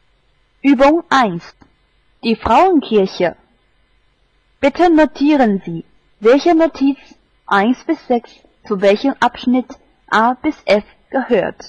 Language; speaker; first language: German; non-native, fluent; Chinese